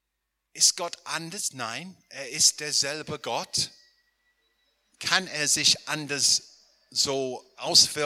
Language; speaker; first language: German; non-native, fluent; English